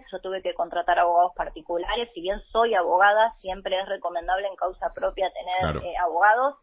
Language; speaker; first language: Spanish; native; Spanish